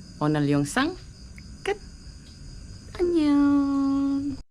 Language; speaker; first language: Korean; non-native, learner; Indonesian